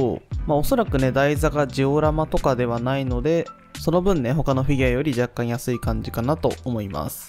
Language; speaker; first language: Japanese; native; Japanese